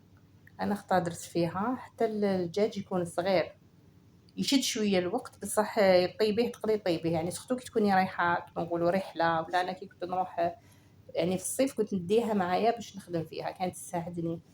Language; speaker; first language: Arabic; native; Arabic